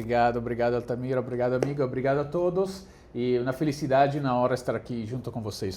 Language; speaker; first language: Portuguese; non-native, fluent; Italian